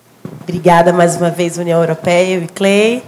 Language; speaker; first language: Portuguese; native; Portuguese